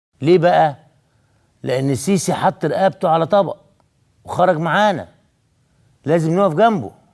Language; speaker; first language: Arabic; native; Arabic